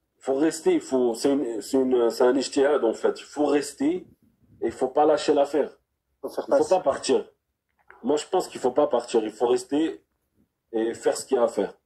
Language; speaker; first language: French; early bilingual, other home language; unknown